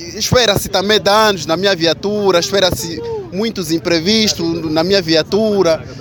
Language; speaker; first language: Portuguese; native; Portuguese